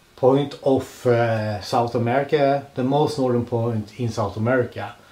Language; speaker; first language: English; non-native, fluent; Swedish